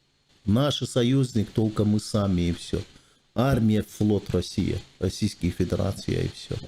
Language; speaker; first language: Russian; non-native, fluent; Armenian